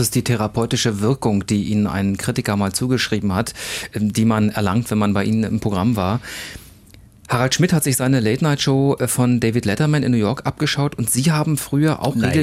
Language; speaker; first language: German; native; German